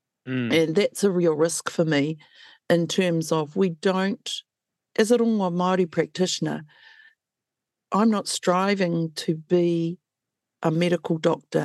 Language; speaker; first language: English; native; English